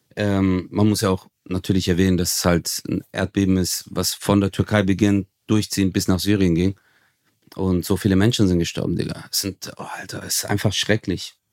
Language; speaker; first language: German; early bilingual, other home language; Turkish